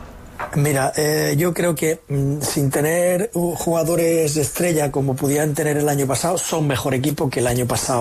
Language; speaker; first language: Spanish; native; Spanish